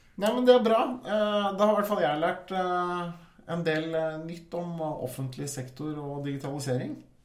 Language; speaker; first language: Norwegian; native; Norwegian